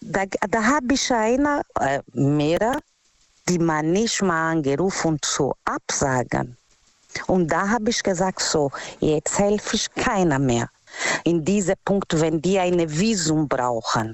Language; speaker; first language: German; non-native, learner; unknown